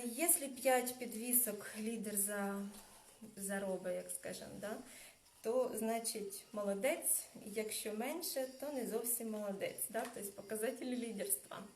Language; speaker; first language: Ukrainian; non-native, local second language; Russian